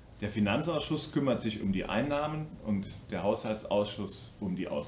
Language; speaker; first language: German; native; German